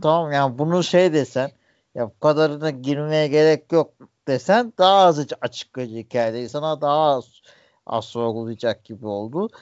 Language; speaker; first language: Turkish; native; Turkish